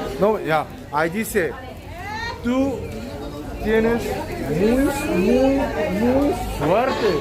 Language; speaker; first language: Spanish; non-native, fluent; Korean